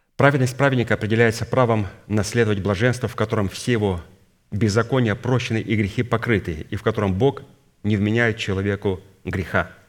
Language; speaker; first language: Russian; native; Russian